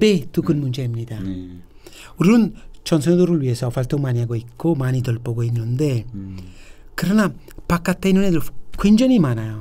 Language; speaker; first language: Korean; non-native, fluent; Italian